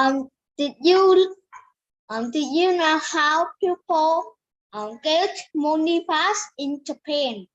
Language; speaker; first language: English; non-native, learner; Vietnamese